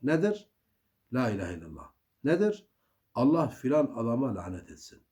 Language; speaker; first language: Turkish; native; Turkish